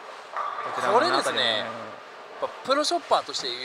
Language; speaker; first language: Japanese; native; Japanese